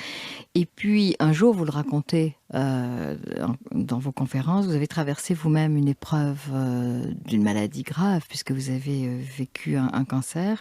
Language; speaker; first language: French; native; French